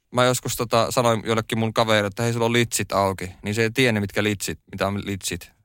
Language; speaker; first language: Finnish; native; Finnish